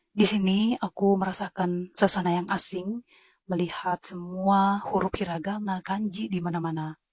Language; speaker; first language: Indonesian; native; Indonesian